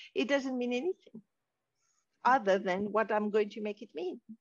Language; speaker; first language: English; non-native, fluent; French